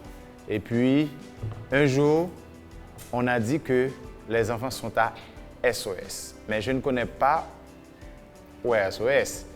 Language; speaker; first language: French; non-native, local second language; Haitian Creole